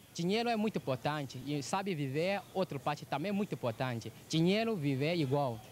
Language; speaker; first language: Portuguese; non-native, learner; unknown